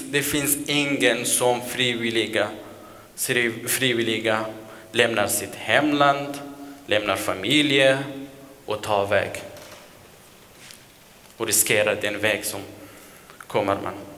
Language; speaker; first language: Swedish; non-native, learner; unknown